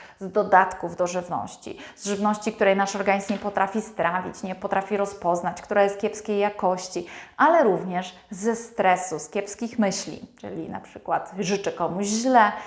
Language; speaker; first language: Polish; native; Polish